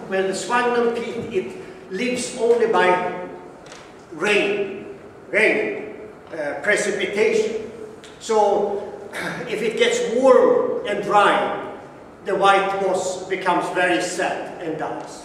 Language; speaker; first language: English; non-native, fluent; Swedish